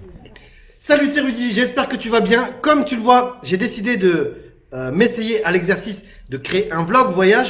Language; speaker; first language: French; native; French